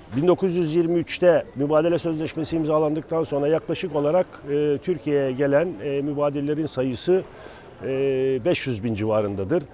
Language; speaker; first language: Turkish; native; Turkish